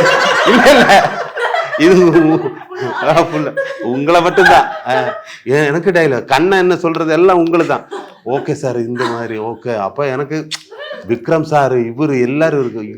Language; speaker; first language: Tamil; non-native, learner; Malayalam